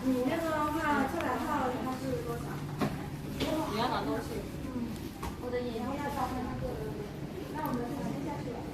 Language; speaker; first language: Chinese; native; Chinese